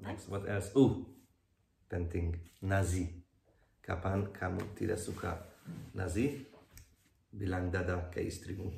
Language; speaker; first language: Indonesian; non-native, learner; Hungarian